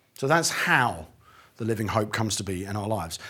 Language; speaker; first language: English; native; English